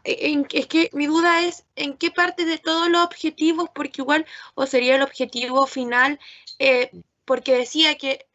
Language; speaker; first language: Spanish; native; Spanish